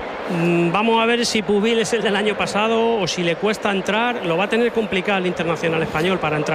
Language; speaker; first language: Spanish; native; Spanish